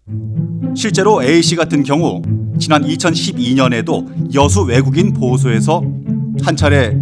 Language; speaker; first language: Korean; native; Korean